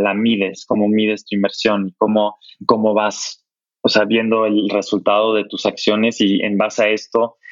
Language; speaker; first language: Spanish; non-native, fluent; German